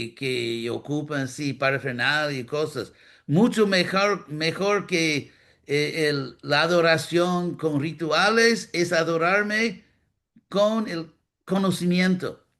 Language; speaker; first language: Spanish; non-native, fluent; English